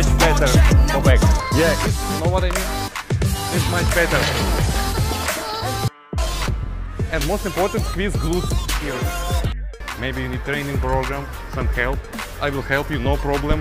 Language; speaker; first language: English; non-native, learner; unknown